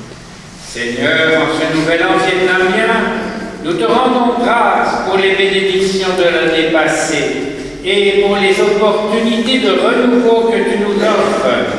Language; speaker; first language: French; native; French